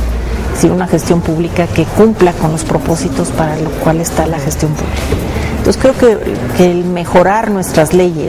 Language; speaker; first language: Spanish; native; Spanish